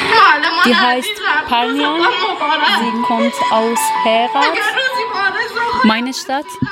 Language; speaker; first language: German; non-native, learner; Persian